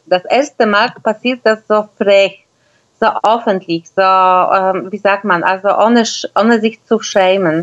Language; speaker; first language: German; non-native, fluent; Polish